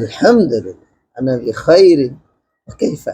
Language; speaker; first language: Arabic; non-native, fluent; Bangla